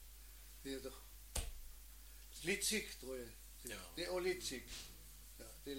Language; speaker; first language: Norwegian; non-native, learner; German